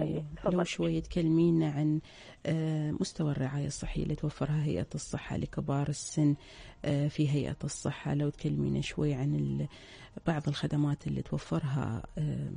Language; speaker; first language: Arabic; native; Arabic